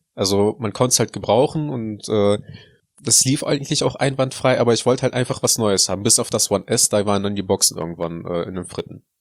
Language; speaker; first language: German; early bilingual, other home language; Russian